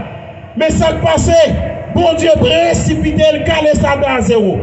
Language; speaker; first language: French; non-native, local second language; Haitian Creole